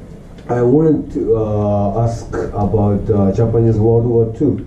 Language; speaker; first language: English; non-native, learner; Japanese